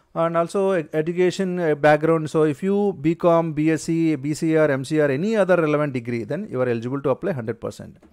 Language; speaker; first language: English; non-native, local second language; Telugu